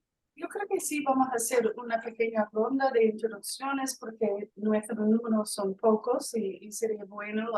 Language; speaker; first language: Spanish; non-native, fluent; English